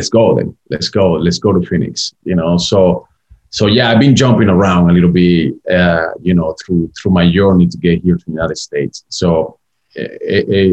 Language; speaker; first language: English; non-native, fluent; Spanish